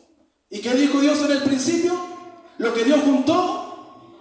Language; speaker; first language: Spanish; native; Spanish